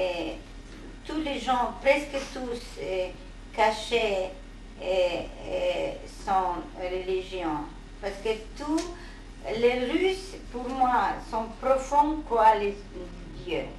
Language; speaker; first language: French; non-native, fluent; Hungarian